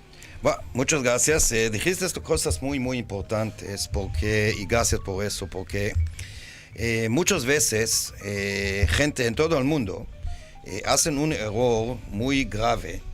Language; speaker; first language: Spanish; non-native, fluent; Hebrew